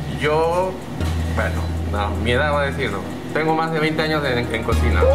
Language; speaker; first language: Spanish; native; Spanish